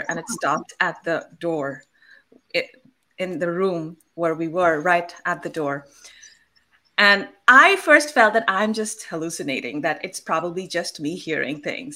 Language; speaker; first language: English; non-native, local second language; Bangla